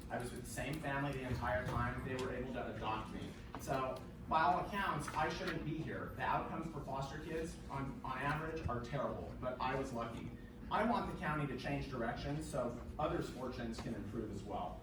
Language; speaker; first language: English; native; English